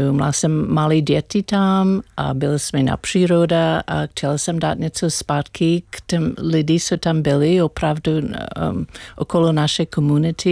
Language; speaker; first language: Czech; non-native, learner; English